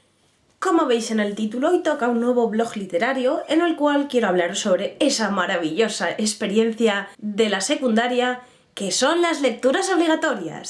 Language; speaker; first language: Spanish; native; Spanish